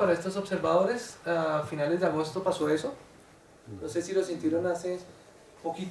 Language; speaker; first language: Spanish; native; Spanish